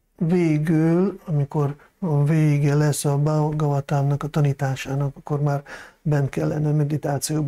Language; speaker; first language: Hungarian; non-native, fluent; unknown